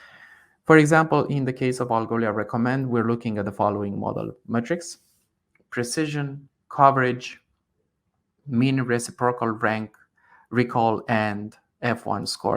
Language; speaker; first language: English; non-native, fluent; Romanian